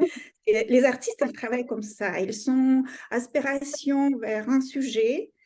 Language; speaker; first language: French; non-native, fluent; Russian